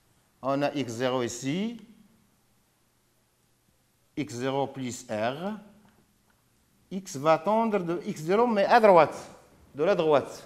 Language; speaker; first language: French; non-native, local second language; Arabic